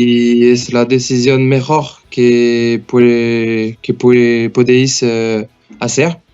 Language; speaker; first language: Spanish; non-native, learner; French